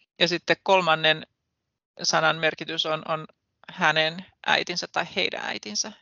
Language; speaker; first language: Finnish; native; Finnish